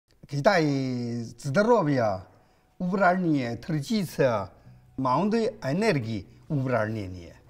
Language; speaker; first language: Russian; non-native, learner; Chinese